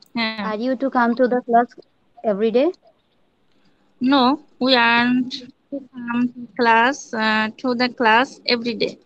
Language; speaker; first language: English; non-native, learner; Bangla